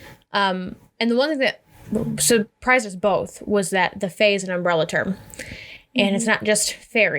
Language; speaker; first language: English; native; English